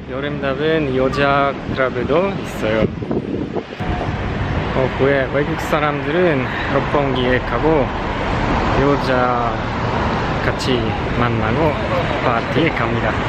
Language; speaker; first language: Korean; non-native, learner; Polish